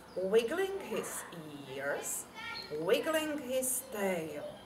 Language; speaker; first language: English; non-native, fluent; Czech